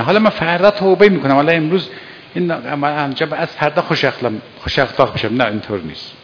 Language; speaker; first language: Persian; native; Persian